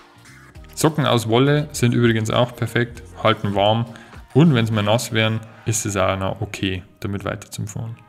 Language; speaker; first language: German; native; German